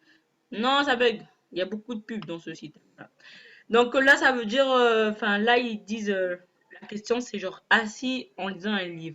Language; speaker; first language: French; native; French